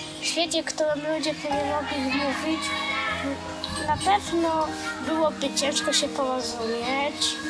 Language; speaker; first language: Polish; early bilingual, other home language; Ukrainian